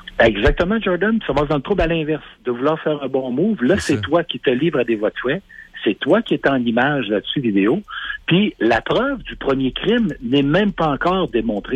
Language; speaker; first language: French; native; French